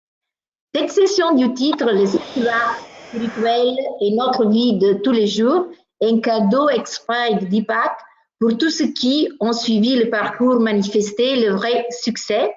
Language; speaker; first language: French; non-native, fluent; Italian